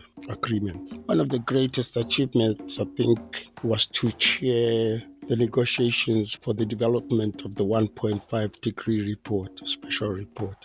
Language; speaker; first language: English; non-native, local second language; Tswana